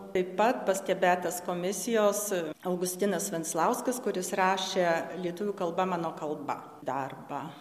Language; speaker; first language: Lithuanian; native; Lithuanian